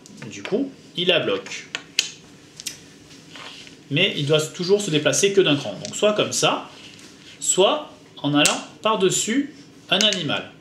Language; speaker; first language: French; native; French